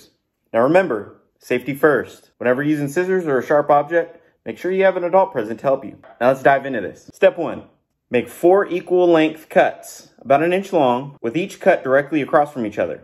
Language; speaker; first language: English; native; English